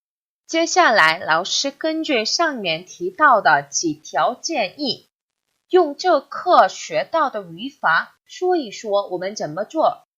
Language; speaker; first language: Chinese; non-native, fluent; Korean